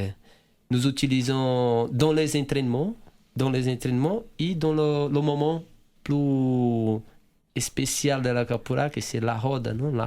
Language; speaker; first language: French; non-native, fluent; Portuguese